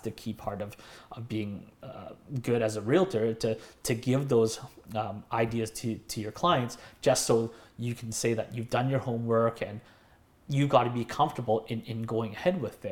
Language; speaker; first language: English; native; English